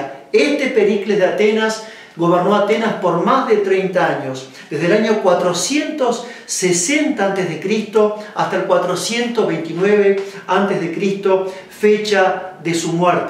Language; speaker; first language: Spanish; native; Spanish